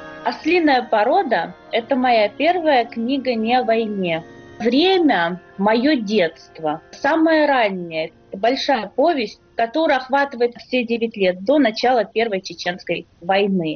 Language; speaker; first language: Russian; native; Russian